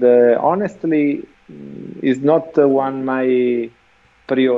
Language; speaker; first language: English; non-native, learner; Italian